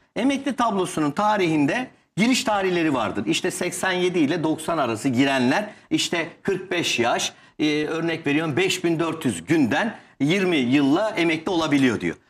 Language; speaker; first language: Turkish; native; Turkish